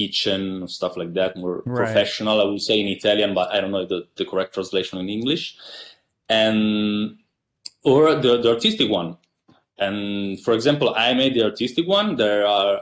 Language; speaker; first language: English; non-native, fluent; Italian